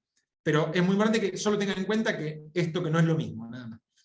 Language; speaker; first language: Spanish; native; Spanish